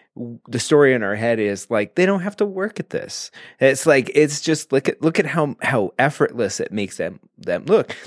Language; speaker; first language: English; native; English